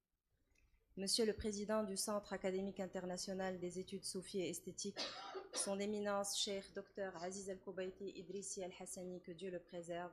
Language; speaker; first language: French; non-native, local second language; Arabic